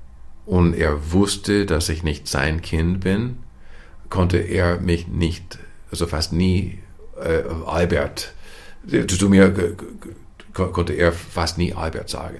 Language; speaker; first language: German; non-native, fluent; English